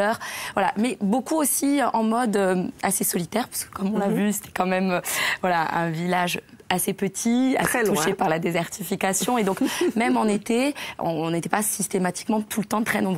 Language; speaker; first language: French; native; French